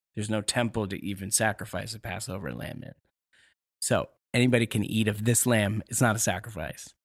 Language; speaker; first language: English; native; English